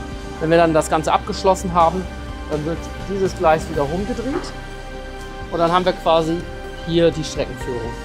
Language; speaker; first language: German; native; German